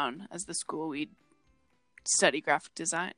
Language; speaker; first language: English; native; English